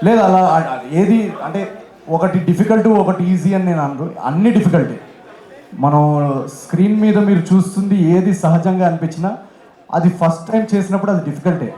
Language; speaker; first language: Telugu; native; Telugu